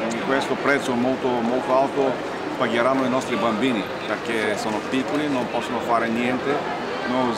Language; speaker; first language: Italian; non-native, learner; Bulgarian